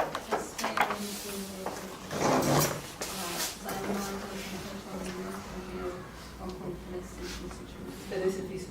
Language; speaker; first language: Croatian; non-native, learner; English